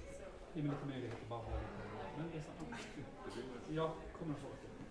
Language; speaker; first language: Swedish; native; Swedish